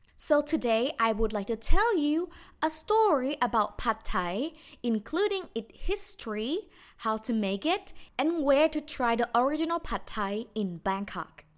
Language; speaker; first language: English; non-native, fluent; Thai